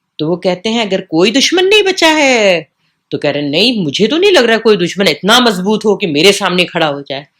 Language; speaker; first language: Urdu; native; Urdu